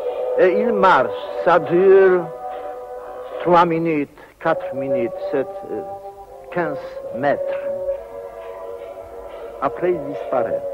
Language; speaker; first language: French; non-native, fluent; Polish